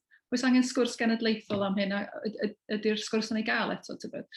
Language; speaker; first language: Welsh; native; Welsh